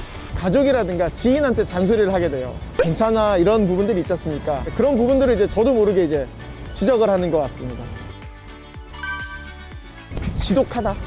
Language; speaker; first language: Korean; native; Korean